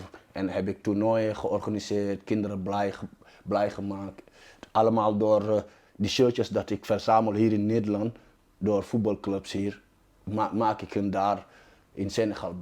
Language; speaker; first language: Dutch; non-native, fluent; Wolof